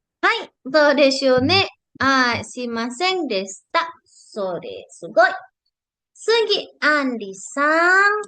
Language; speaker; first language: Japanese; non-native, fluent; Indonesian